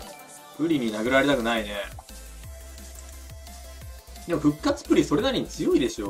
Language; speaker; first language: Japanese; native; Japanese